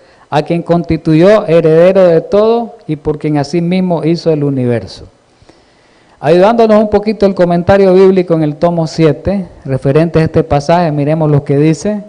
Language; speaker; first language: Spanish; native; Spanish